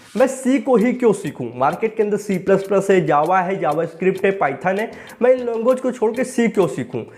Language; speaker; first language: Hindi; native; Hindi